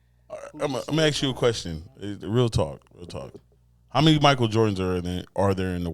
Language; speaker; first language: English; native; English